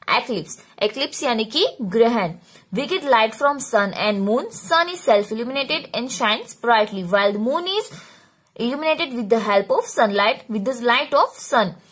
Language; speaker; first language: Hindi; non-native, local second language; Gujarati